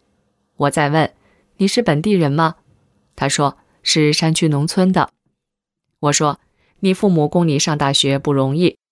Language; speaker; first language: Chinese; native; Chinese